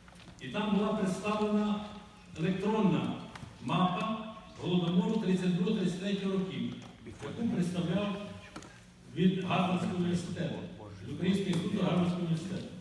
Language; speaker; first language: Ukrainian; native; Ukrainian